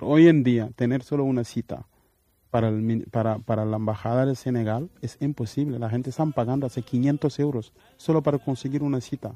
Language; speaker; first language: Spanish; non-native, fluent; Wolof